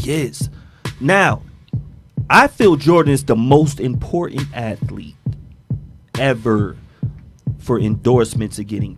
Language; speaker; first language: English; native; English